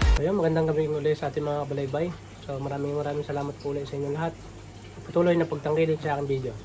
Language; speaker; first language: Filipino; native; Filipino